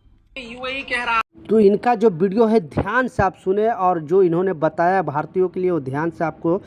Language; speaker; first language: Hindi; native; Hindi